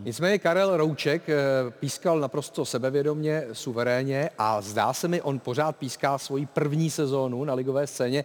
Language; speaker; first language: Czech; native; Czech